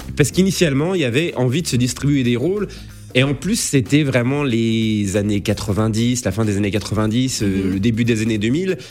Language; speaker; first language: French; native; French